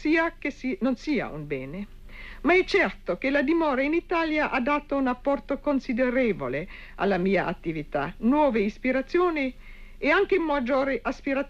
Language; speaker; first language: Italian; non-native, fluent; Czech